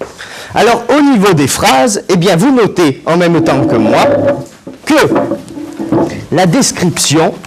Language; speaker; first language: French; native; French